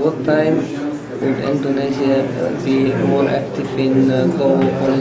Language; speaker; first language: English; non-native, fluent; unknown